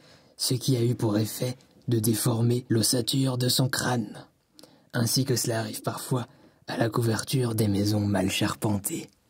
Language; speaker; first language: French; native; French